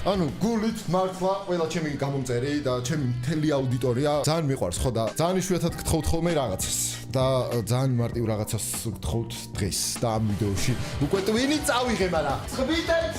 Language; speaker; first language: Georgian; non-native, local second language; Mingrelian